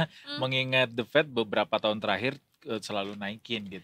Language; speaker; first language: Indonesian; native; Indonesian